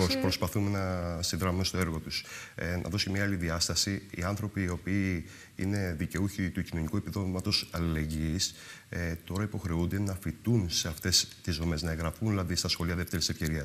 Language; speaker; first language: Greek; native; Greek